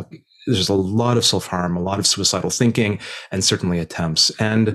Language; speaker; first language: English; native; English